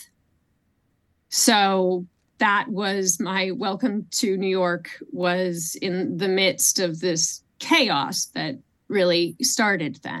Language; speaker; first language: English; native; English